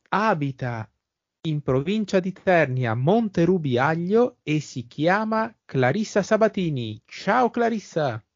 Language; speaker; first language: Italian; native; Italian